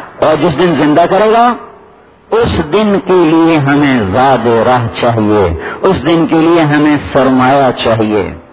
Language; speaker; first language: Urdu; non-native, local second language; Saraiki